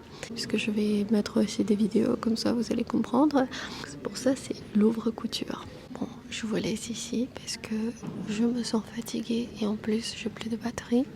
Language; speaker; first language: French; non-native, fluent; Armenian